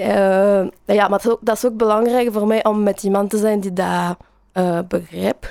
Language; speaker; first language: Dutch; non-native, learner; French